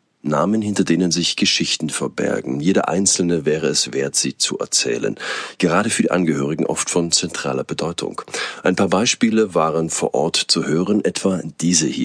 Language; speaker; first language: German; native; German